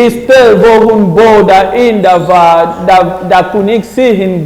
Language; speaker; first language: Danish; non-native, fluent; French